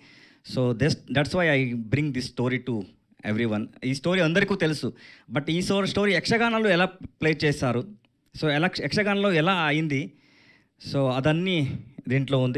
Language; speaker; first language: Telugu; non-native, learner; Kannada